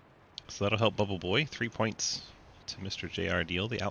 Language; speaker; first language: English; native; English